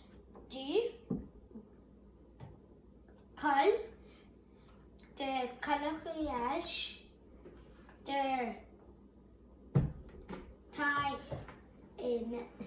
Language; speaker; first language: French; non-native, local second language; English